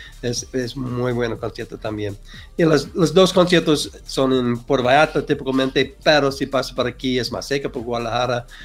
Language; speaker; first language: Spanish; non-native, learner; English